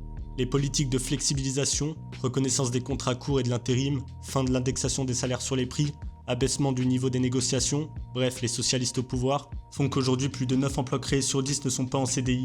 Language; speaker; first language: French; native; French